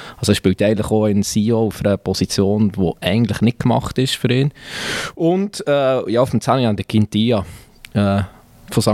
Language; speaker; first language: German; native; German